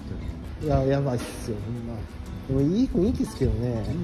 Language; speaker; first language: Japanese; native; Japanese